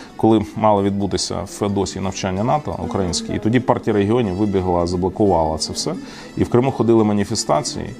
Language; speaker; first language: Ukrainian; native; Ukrainian